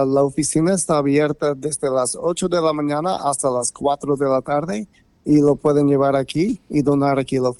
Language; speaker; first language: Spanish; non-native, fluent; English